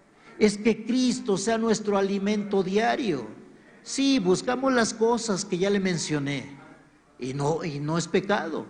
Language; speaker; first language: Spanish; native; Spanish